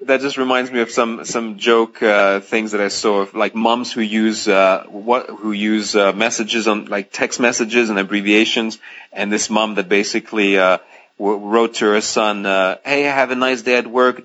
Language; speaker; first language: English; non-native, fluent; Greek